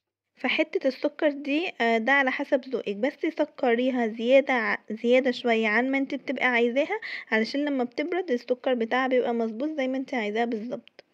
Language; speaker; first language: Arabic; native; Arabic